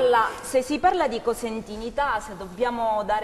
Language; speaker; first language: Italian; native; Italian